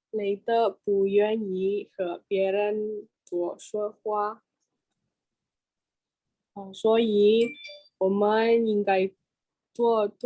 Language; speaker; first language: Chinese; non-native, fluent; Indonesian